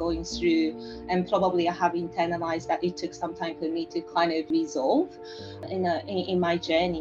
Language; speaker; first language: English; non-native, fluent; Japanese